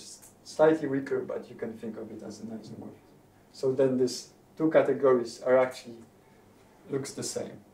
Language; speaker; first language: English; non-native, fluent; Polish